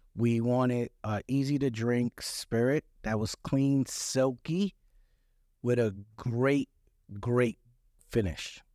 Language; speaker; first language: English; early bilingual, other home language; Spanish